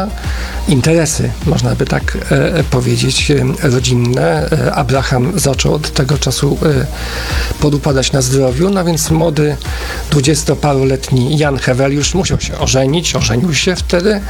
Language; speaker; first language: Polish; native; Polish